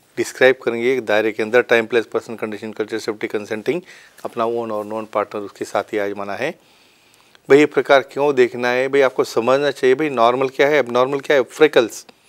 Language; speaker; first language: Hindi; non-native, local second language; Marathi